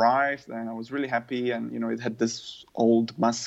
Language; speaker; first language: English; non-native, fluent; German